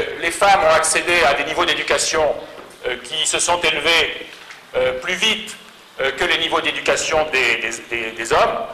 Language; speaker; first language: French; native; French